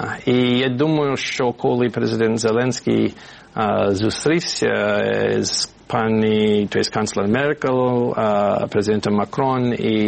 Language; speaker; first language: Ukrainian; non-native, learner; English